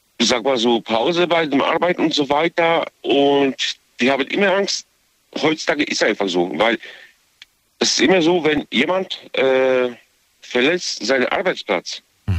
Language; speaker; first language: German; non-native, learner; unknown